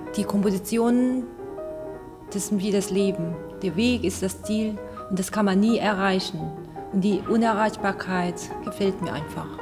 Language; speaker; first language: German; non-native, fluent; Korean